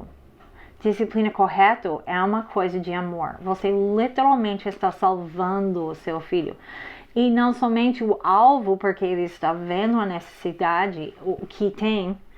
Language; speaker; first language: Portuguese; non-native, fluent; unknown